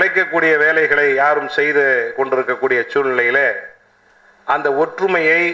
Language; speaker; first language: Tamil; native; Tamil